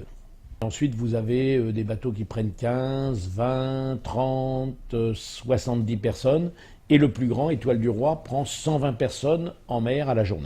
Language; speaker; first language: French; native; French